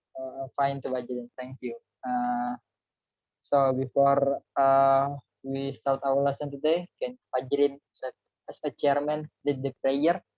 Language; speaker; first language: English; non-native, learner; Indonesian